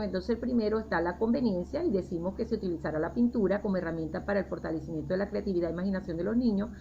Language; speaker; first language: Spanish; native; Spanish